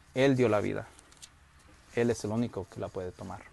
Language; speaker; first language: Spanish; early bilingual, heritage; Spanish